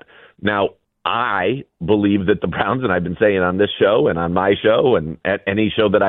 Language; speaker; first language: English; native; English